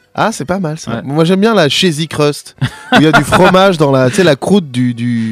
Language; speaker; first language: French; native; French